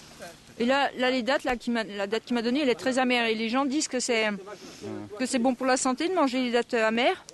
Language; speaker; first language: French; native; French